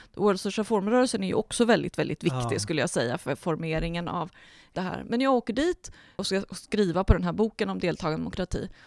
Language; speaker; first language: Swedish; early bilingual, other home language; Spanish